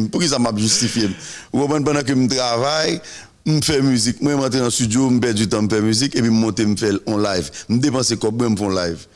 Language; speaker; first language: French; non-native, local second language; Haitian Creole